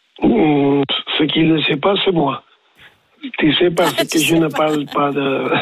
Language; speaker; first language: French; non-native, learner; Spanish